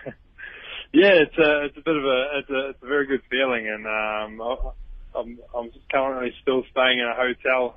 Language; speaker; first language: English; native; English